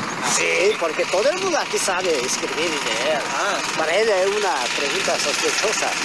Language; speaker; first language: Spanish; non-native, fluent; Korean